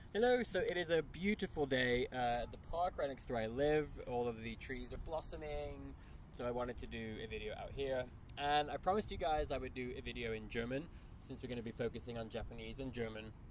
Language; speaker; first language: English; native; English